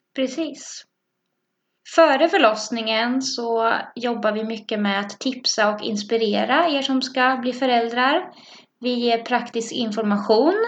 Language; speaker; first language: Swedish; native; Swedish